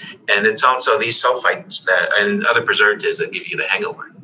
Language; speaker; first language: English; early bilingual, other home language; Spanish